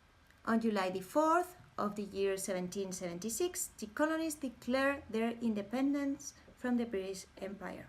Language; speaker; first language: English; non-native, fluent; Spanish